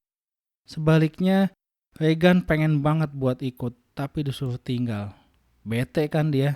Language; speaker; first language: Indonesian; native; Indonesian